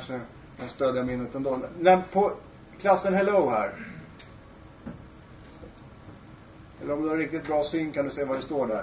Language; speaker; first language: Swedish; native; Swedish